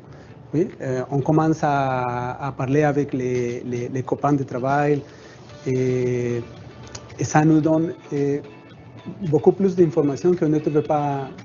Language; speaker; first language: French; non-native, fluent; Spanish